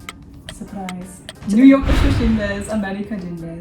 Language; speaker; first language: Japanese; non-native, learner; English